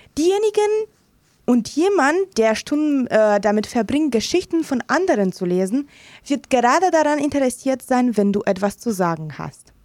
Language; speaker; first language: German; non-native, fluent; Romanian